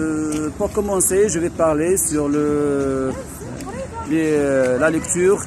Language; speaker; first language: French; non-native, local second language; Arabic